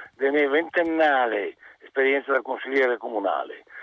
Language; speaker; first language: Italian; native; Italian